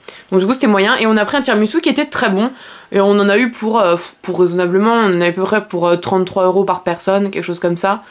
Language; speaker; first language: French; native; French